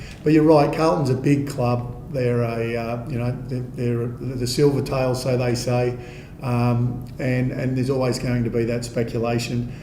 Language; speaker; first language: English; native; English